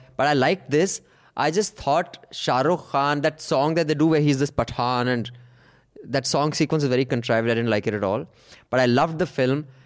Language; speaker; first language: English; non-native, local second language; Punjabi